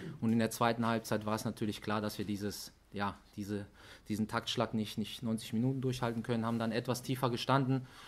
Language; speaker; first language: German; early bilingual, other home language; Greek